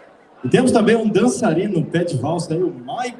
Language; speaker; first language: Portuguese; native; Portuguese